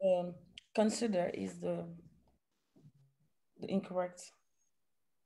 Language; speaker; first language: English; non-native, learner; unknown